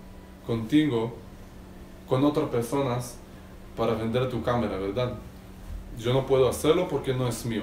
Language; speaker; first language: Spanish; non-native, learner; Hebrew